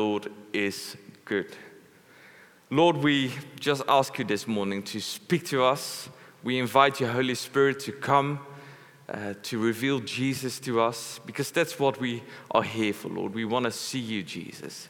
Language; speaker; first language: English; non-native, fluent; Dutch